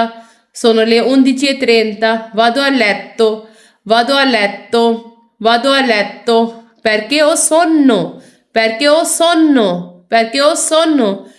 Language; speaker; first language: Italian; non-native, fluent; Urdu